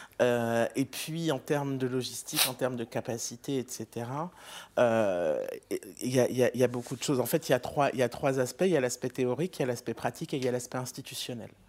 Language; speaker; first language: French; native; French